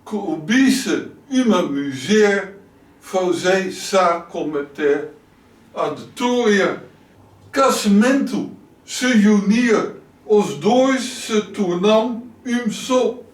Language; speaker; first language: Portuguese; non-native, learner; Dutch